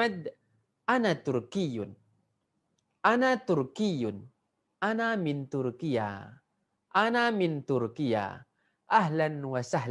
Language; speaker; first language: Arabic; non-native, fluent; Indonesian